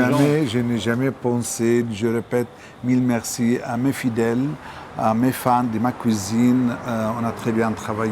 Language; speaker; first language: French; non-native, local second language; Arabic